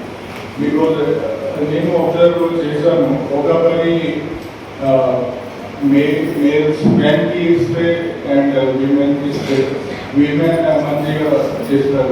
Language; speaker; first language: Telugu; non-native, fluent; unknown